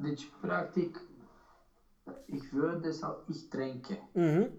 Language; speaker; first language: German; non-native, fluent; Romanian